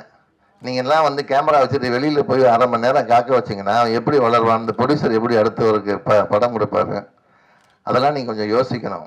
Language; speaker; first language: Tamil; native; Tamil